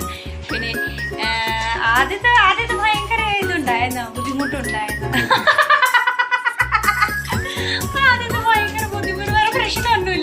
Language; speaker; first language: Malayalam; non-native, learner; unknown